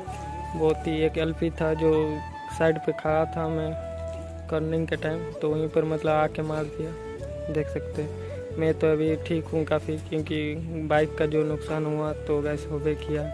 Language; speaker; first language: Hindi; native; Hindi